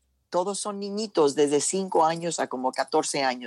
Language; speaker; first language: Spanish; early bilingual, heritage; Spanish